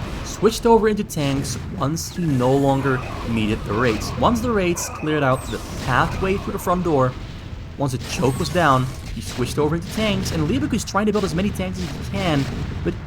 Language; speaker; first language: English; native; English